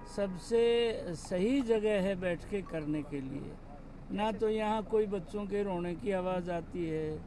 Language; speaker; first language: Hindi; native; Hindi